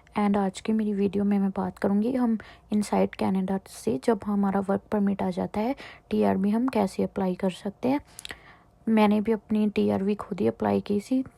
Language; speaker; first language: Hindi; non-native, local second language; Punjabi